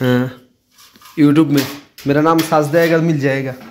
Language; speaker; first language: Hindi; non-native, learner; Bangla